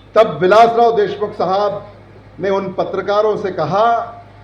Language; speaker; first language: Hindi; non-native, local second language; Marathi